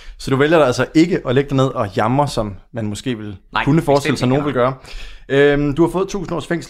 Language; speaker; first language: Danish; native; Danish